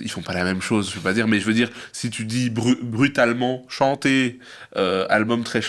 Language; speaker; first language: French; native; French